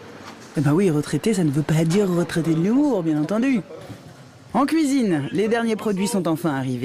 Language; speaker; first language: French; native; French